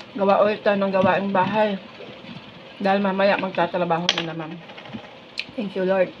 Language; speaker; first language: Filipino; non-native, local second language; Bikol